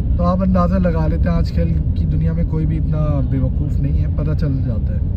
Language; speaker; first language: Urdu; native; Urdu